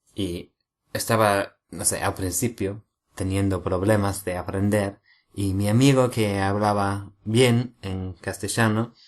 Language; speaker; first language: Spanish; non-native, fluent; English